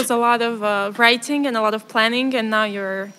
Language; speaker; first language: English; non-native, fluent; Serbian